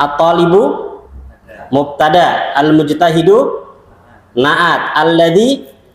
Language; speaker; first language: Arabic; non-native, fluent; Indonesian